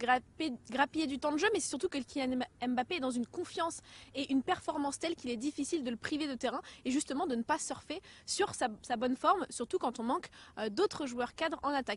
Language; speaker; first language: French; native; French